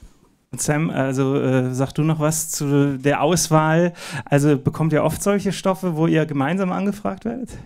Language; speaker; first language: German; native; German